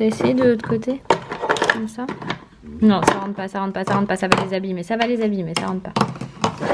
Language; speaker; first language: French; native; French